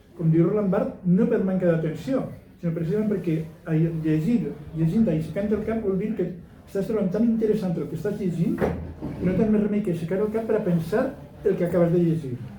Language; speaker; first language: Catalan; non-native, local second language; Spanish